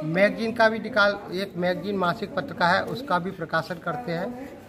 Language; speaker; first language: Hindi; native; Hindi